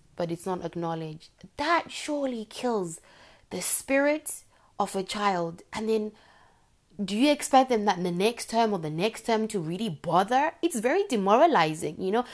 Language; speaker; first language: English; non-native, local second language; Shona